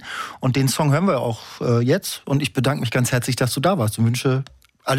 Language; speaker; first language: German; native; German